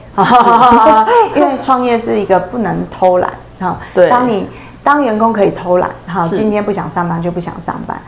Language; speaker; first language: Chinese; native; Chinese